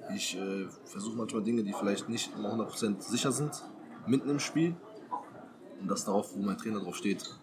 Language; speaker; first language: German; native; German